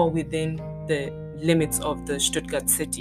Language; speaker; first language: English; non-native, local second language; Tswana